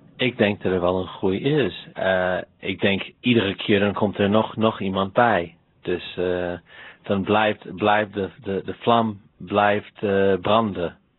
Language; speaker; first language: Dutch; non-native, fluent; English